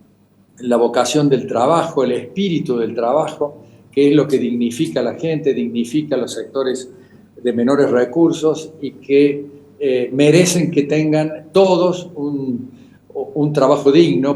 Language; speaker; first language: Spanish; native; Spanish